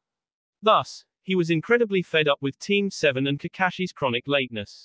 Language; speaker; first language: English; native; English